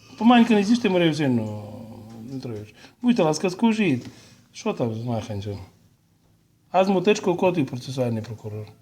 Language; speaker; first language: Ukrainian; native; Ukrainian